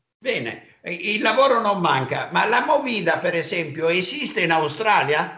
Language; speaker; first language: Italian; native; Italian